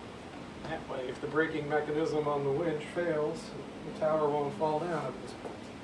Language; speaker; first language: English; native; English